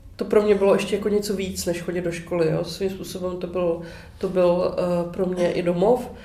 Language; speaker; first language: Czech; native; Czech